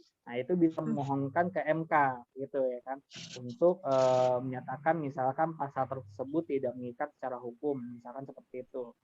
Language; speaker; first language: Indonesian; native; Indonesian